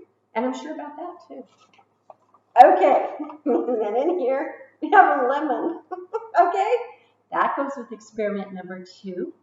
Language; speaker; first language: English; native; English